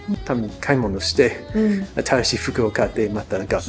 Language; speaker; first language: Japanese; non-native, learner; English